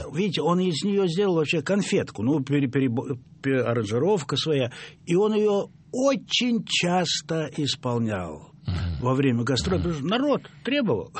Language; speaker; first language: Russian; native; Russian